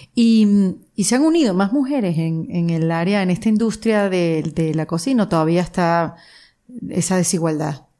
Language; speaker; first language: Spanish; native; Spanish